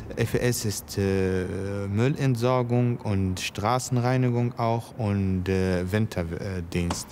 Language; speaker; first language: German; non-native, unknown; Arabic